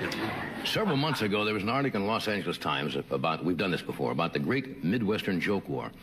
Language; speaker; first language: English; native; English